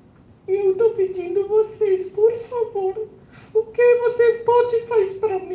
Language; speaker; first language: Portuguese; non-native, learner; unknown